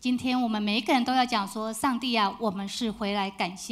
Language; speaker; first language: Chinese; native; Chinese